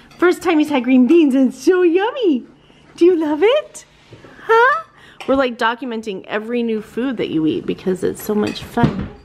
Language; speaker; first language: English; native; English